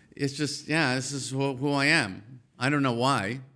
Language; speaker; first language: English; native; English